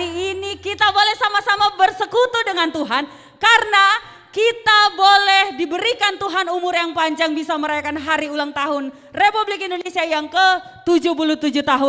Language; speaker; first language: Indonesian; native; Indonesian